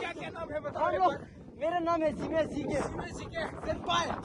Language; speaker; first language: Hindi; non-native, local second language; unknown